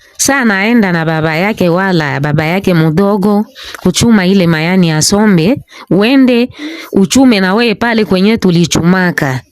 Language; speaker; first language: Swahili; non-native, local second language; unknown